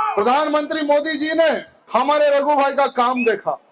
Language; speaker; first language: Hindi; non-native, local second language; Telugu